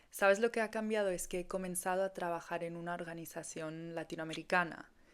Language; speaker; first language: Spanish; early bilingual, heritage; Spanish